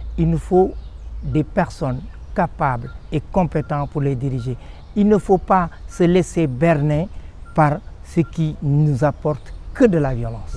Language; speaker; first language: French; non-native, local second language; Wolof